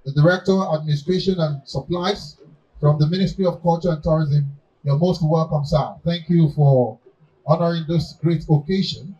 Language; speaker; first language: English; non-native, local second language; Yoruba